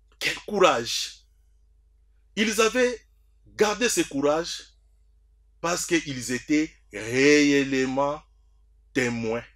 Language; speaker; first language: French; non-native, local second language; Swahili